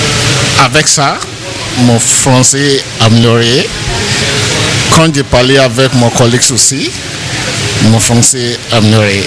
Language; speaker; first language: French; non-native, learner; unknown